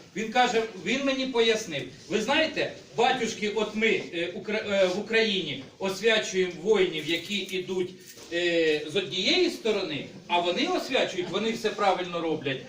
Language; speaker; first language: Ukrainian; native; Ukrainian